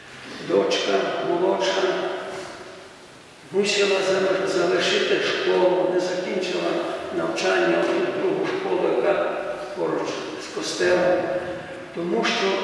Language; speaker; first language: Ukrainian; native; Ukrainian